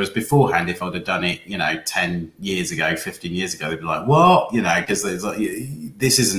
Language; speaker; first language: English; native; English